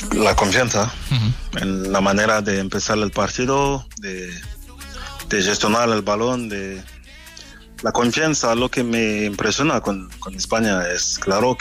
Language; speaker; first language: Spanish; non-native, fluent; French